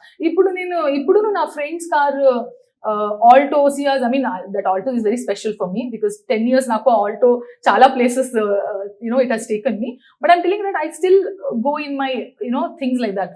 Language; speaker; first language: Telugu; non-native, learner; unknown